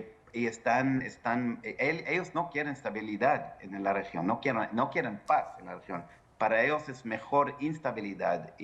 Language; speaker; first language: Spanish; non-native, fluent; Hebrew